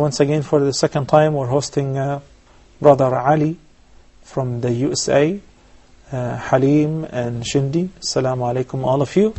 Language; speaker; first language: English; non-native, fluent; Arabic